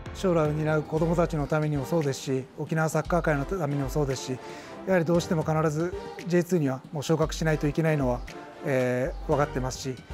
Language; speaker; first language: Japanese; native; Japanese